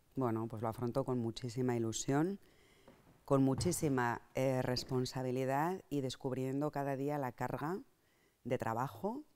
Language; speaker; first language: Spanish; native; Spanish